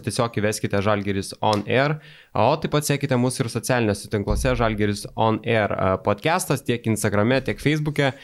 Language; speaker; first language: Lithuanian; native; Lithuanian